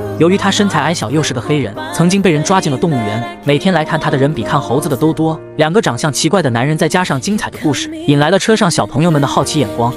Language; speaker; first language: Chinese; native; Chinese